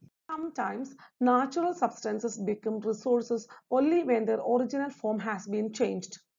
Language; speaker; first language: English; non-native, local second language; Malayalam